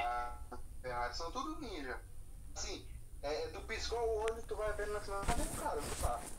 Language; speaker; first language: Portuguese; native; Portuguese